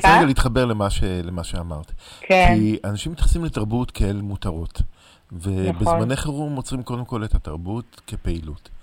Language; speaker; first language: Hebrew; native; Hebrew